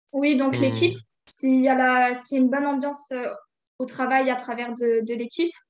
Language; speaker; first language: French; native; French